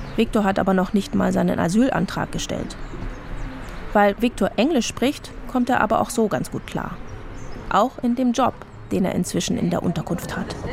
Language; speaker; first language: German; native; German